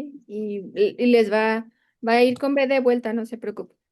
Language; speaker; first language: Spanish; native; Spanish